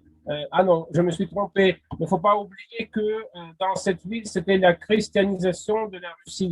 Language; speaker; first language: French; non-native, fluent; Russian